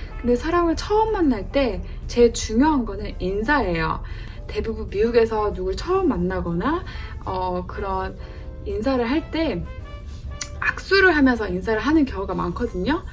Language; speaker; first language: Korean; early bilingual, heritage; Korean